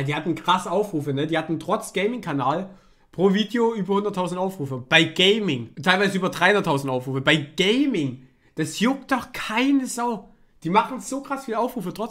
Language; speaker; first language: German; native; German